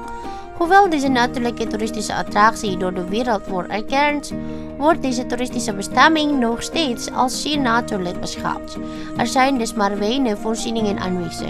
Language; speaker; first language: Dutch; non-native, learner; Indonesian